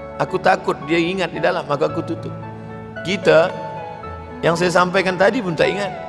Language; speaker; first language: Malay; native; Malay